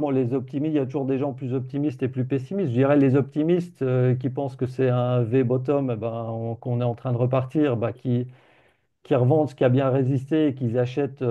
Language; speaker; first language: French; native; French